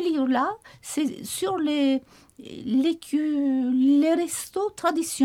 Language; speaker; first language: French; non-native, fluent; Turkish